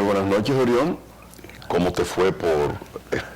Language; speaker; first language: Spanish; native; Spanish